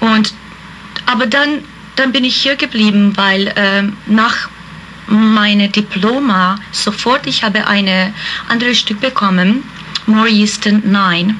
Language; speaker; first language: German; non-native, fluent; Hungarian